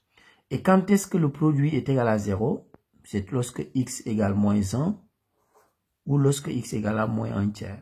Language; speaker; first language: French; native; French